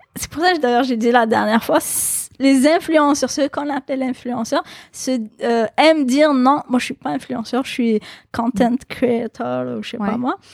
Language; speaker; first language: French; non-native, local second language; Kabyle